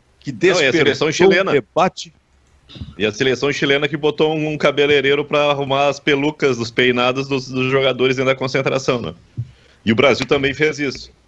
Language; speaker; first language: Portuguese; native; Portuguese